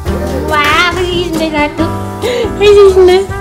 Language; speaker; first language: Korean; non-native, learner; German